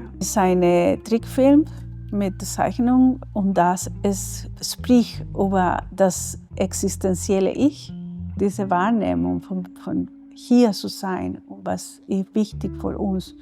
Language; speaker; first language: German; non-native, learner; Spanish